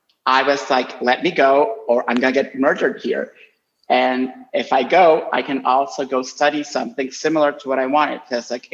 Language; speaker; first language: English; non-native, fluent; Spanish